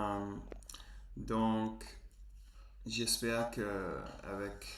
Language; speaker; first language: French; non-native, learner; Spanish